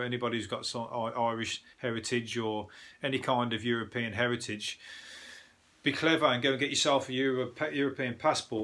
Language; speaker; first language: English; native; English